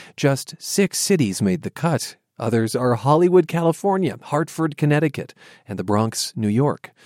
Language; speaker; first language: English; native; English